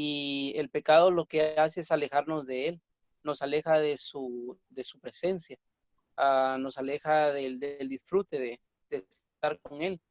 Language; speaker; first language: Spanish; native; Spanish